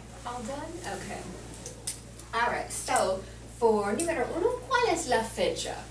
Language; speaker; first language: Spanish; non-native, learner; English